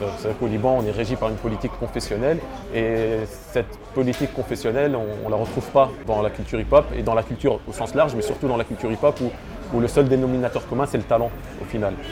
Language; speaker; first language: French; early bilingual, other home language; Arabic